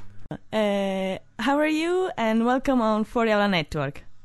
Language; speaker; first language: English; non-native, learner; Italian